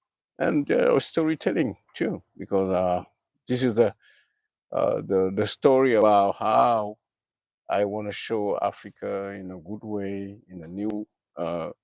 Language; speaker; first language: English; non-native, learner; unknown